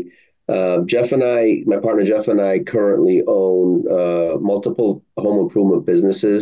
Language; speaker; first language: English; early bilingual, other home language; Arabic